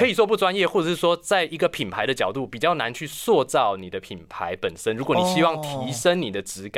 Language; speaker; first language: Chinese; native; Chinese